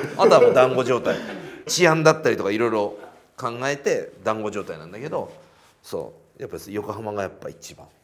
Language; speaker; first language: Japanese; native; Japanese